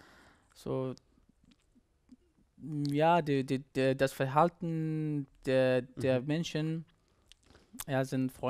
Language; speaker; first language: German; non-native, learner; Persian